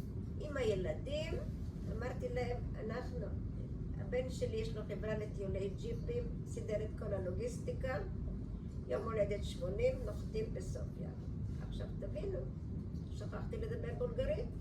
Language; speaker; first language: Hebrew; early bilingual, other home language; Bulgarian